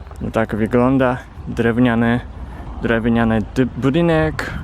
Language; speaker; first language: Polish; non-native, fluent; Japanese